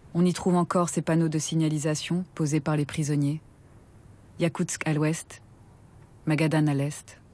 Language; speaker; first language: French; non-native, fluent; Russian